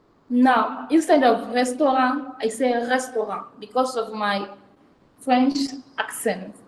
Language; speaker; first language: English; non-native, fluent; Fang